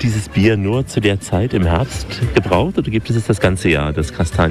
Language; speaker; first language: German; native; German